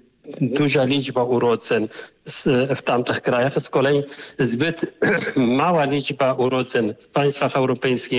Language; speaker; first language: Polish; non-native, fluent; Arabic